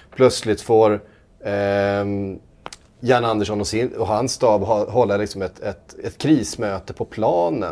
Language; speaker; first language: Swedish; native; Swedish